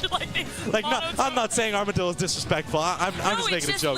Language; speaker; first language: English; native; English